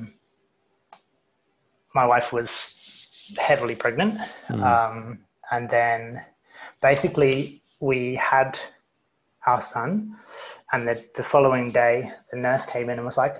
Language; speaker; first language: English; native; English